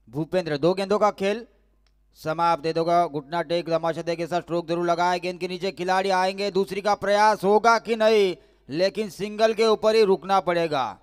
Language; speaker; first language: Hindi; non-native, local second language; Marathi